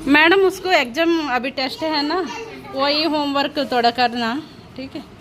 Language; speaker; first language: Hindi; non-native, local second language; Telugu